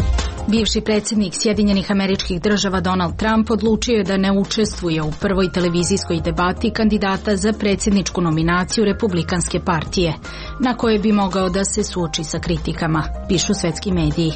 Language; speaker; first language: Serbian; native; Serbian